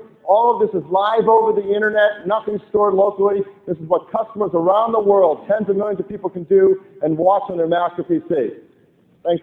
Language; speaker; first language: English; native; English